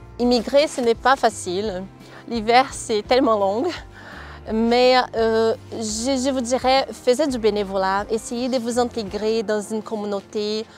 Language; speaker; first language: French; non-native, fluent; Portuguese